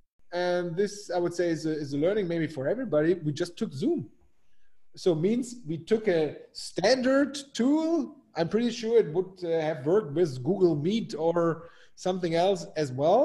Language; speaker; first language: English; non-native, fluent; German